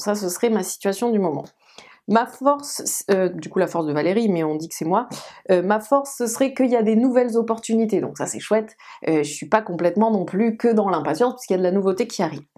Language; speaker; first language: French; native; French